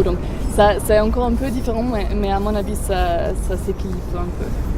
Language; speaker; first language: French; non-native, fluent; German